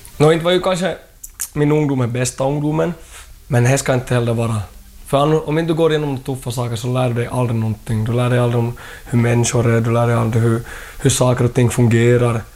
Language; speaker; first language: Swedish; early bilingual, other home language; Thai